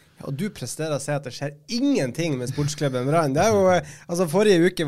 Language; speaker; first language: Norwegian; native; Norwegian